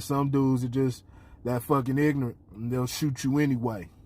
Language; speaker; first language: English; native; English